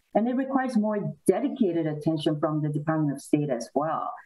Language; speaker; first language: English; non-native, fluent; Korean